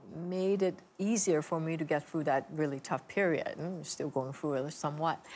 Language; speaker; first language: English; native; English